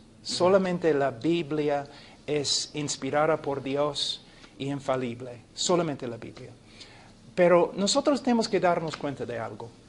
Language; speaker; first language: Spanish; non-native, fluent; English